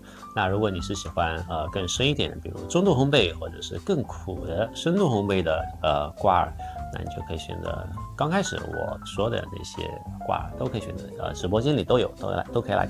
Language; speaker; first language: Chinese; native; Chinese